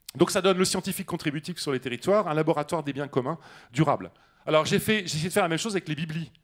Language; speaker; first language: French; native; French